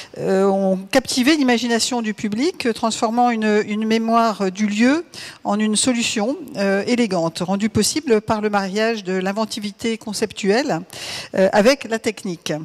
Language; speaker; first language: French; native; French